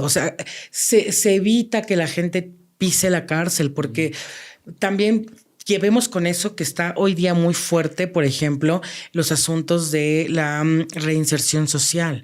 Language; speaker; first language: Spanish; native; Spanish